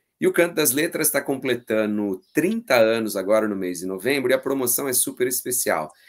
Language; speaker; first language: Portuguese; native; Portuguese